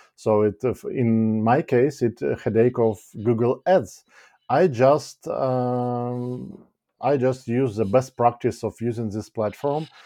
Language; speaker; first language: English; non-native, fluent; Ukrainian